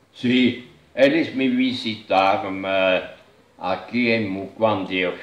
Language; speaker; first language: Portuguese; non-native, fluent; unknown